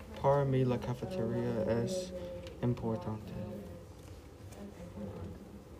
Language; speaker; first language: Spanish; non-native, learner; English